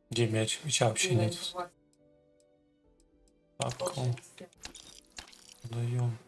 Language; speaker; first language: Russian; native; Russian